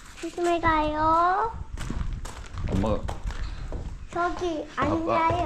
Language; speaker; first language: Korean; early bilingual, heritage; Korean